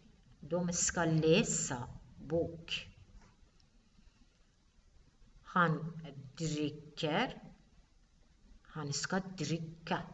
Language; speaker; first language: Swedish; non-native, fluent; Persian